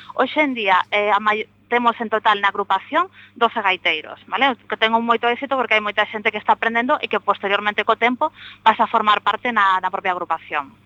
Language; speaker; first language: Galician; native; Galician